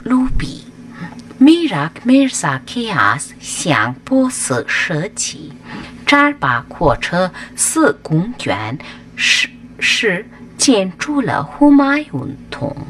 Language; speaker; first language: Chinese; non-native, fluent; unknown